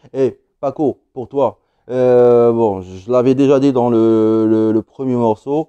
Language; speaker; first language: French; non-native, local second language; Arabic